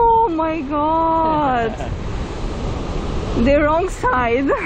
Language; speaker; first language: English; non-native, learner; Portuguese